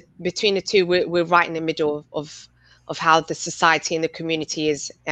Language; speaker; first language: English; native; English